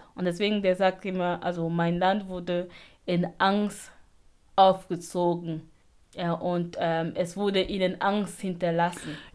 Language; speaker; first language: German; non-native, fluent; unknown